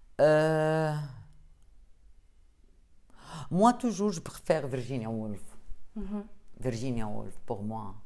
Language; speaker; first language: French; non-native, learner; Arabic